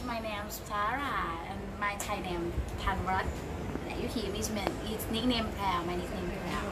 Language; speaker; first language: English; non-native, learner; Thai